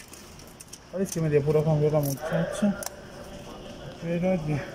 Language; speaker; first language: Spanish; native; Spanish